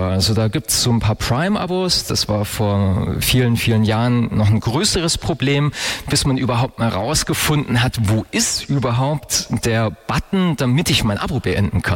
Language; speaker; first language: German; native; German